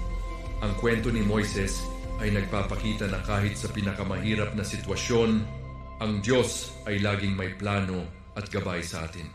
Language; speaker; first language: Filipino; native; Filipino